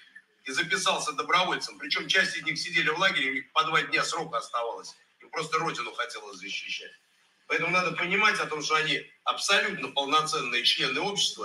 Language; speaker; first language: Russian; native; Russian